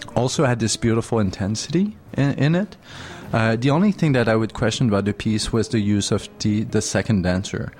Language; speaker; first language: English; native; English